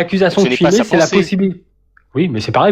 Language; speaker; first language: French; native; French